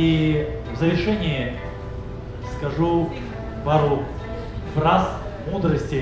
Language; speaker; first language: Russian; native; Russian